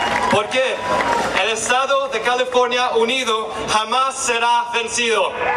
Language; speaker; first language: Spanish; early bilingual, heritage; Spanish